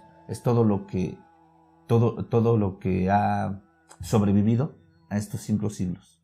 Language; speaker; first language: Spanish; native; Spanish